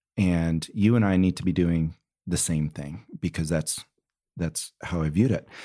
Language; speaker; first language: English; native; English